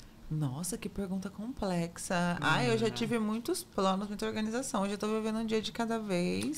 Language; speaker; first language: Portuguese; native; Portuguese